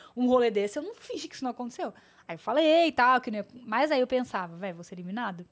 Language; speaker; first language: Portuguese; native; Portuguese